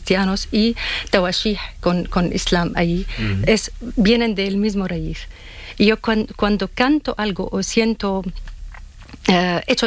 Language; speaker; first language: Spanish; non-native, learner; Arabic